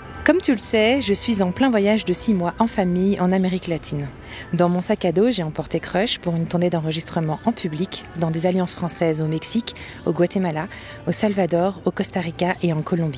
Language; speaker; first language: French; native; French